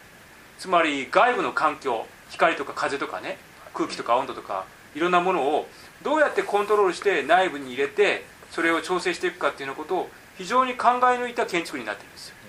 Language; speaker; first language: Japanese; native; Japanese